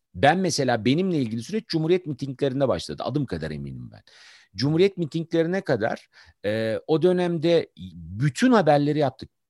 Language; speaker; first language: Turkish; native; Turkish